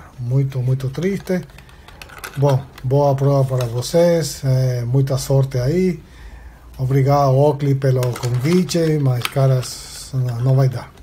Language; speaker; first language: Portuguese; non-native, fluent; Spanish